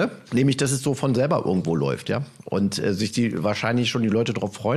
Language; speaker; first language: German; native; German